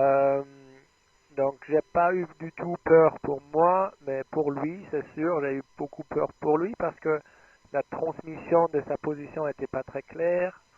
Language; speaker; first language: French; non-native, fluent; German